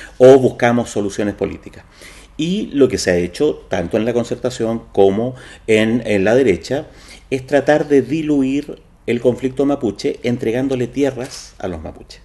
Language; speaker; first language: Spanish; native; Spanish